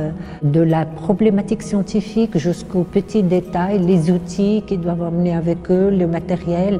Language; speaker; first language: French; non-native, local second language; Arabic